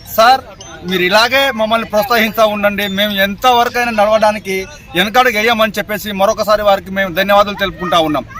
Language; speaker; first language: Telugu; non-native, local second language; Lambadi